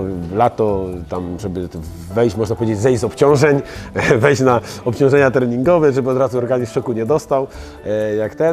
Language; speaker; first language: Polish; native; Polish